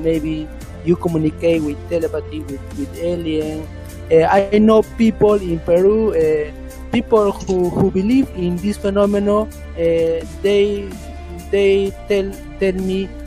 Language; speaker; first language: English; non-native, learner; Spanish